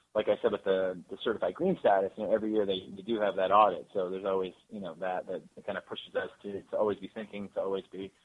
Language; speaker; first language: English; native; English